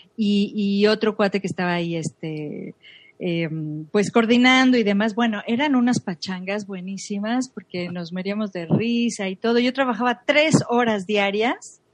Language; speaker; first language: Spanish; native; Spanish